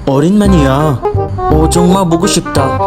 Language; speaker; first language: Korean; non-native, learner; Filipino